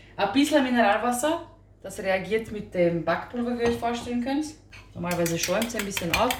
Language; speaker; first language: German; early bilingual, other home language; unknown